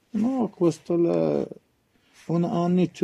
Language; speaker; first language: Italian; non-native, learner; Arabic